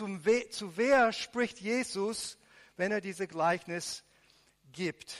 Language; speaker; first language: German; non-native, fluent; Arabic